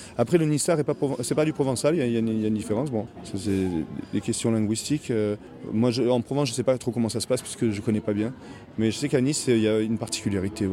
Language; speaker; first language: French; native; French